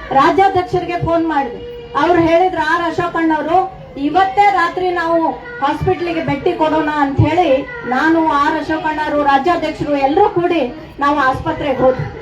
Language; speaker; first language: Kannada; native; Kannada